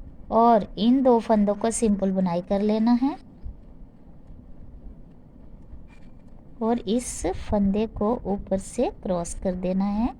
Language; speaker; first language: Hindi; non-native, local second language; Punjabi